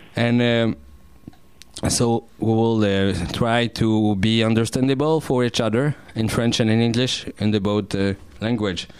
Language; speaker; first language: English; non-native, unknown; French